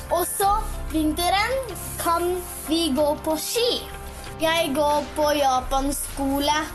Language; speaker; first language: Norwegian; early bilingual, heritage; Japanese